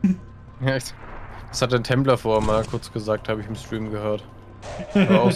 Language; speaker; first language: German; native; German